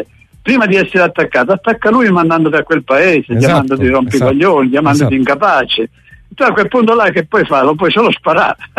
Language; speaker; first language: Italian; native; Italian